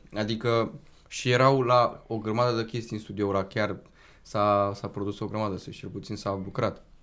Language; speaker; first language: Romanian; native; Romanian